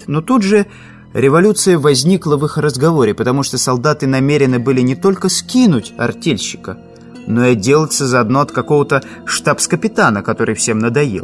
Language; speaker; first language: Russian; native; Russian